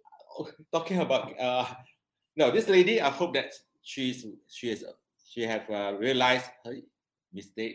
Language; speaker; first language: English; non-native, local second language; Cantonese